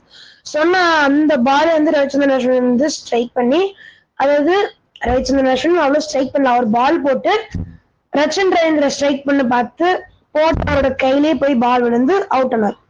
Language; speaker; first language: Tamil; native; Tamil